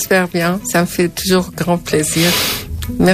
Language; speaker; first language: French; non-native, fluent; Arabic